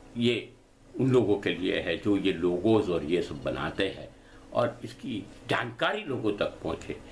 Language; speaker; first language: Hindi; non-native, local second language; Gujarati